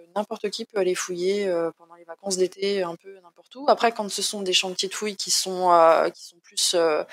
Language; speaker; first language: French; native; French